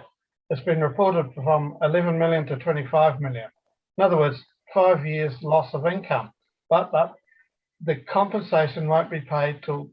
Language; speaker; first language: English; native; English